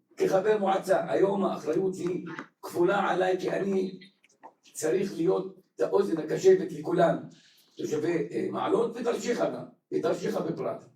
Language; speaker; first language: Hebrew; non-native, local second language; Arabic